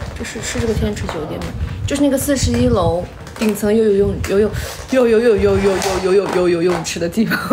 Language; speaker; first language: Chinese; non-native, local second language; Uyghur